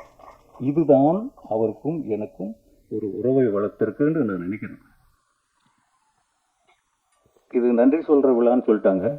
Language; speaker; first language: Tamil; native; Tamil